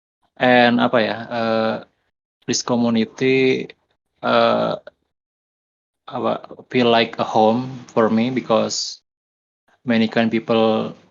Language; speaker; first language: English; non-native, learner; Indonesian